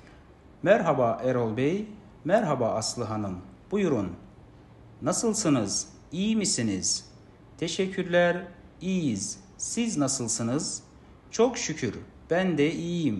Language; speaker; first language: Turkish; non-native, fluent; Kazakh